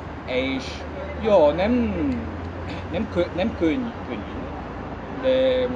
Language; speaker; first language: Hungarian; non-native, learner; English